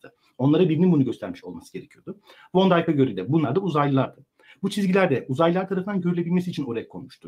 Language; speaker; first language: Turkish; native; Turkish